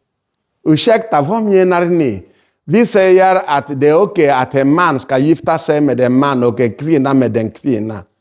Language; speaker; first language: Swedish; non-native, fluent; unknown